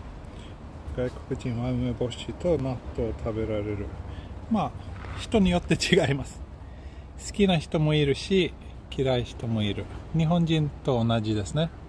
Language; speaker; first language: Japanese; non-native, fluent; Swedish